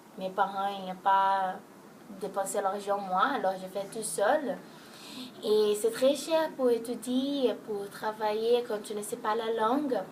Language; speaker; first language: French; non-native, learner; Portuguese